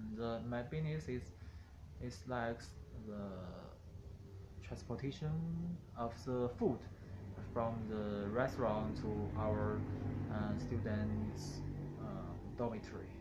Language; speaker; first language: English; non-native, learner; Chinese